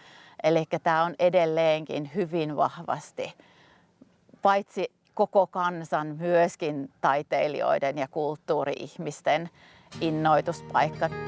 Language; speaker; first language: Finnish; native; Finnish